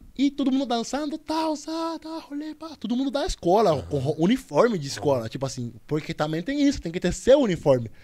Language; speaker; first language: Portuguese; non-native, fluent; Spanish